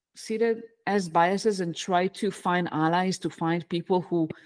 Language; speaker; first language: English; non-native, fluent; Hebrew